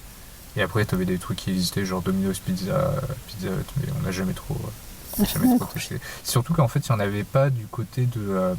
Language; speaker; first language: French; native; French